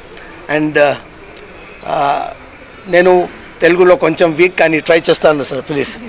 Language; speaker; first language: Telugu; non-native, learner; Hindi